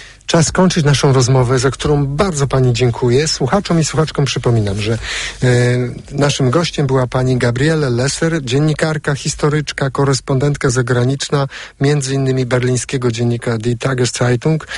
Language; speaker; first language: Polish; native; Polish